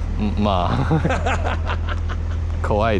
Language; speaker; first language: Japanese; non-native, learner; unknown